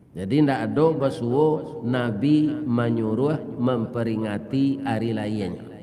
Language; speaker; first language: Malay; non-native, local second language; Minangkabau